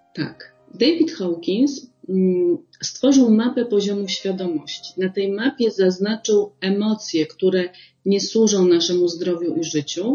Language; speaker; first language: Polish; native; Polish